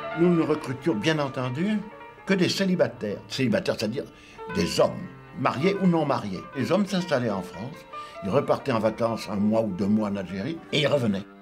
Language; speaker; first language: French; native; French